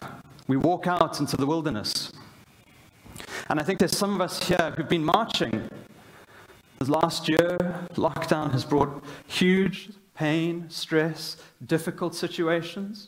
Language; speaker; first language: English; native; English